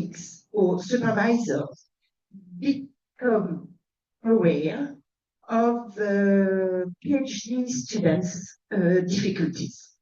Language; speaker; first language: English; non-native, fluent; French